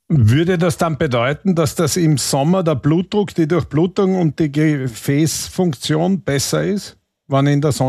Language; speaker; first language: German; native; German